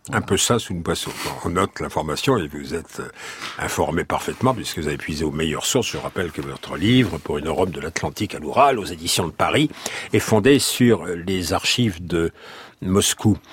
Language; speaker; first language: French; native; French